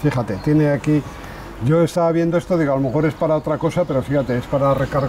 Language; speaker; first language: Spanish; native; Spanish